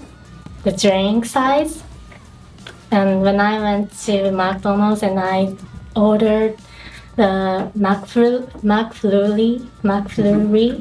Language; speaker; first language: English; non-native, learner; Japanese